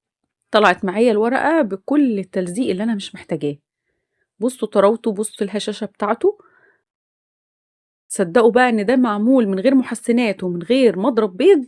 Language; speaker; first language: Arabic; native; Arabic